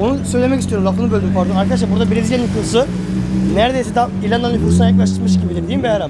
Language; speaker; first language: Turkish; native; Turkish